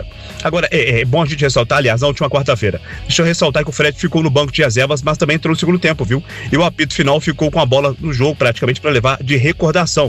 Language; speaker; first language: Portuguese; native; Portuguese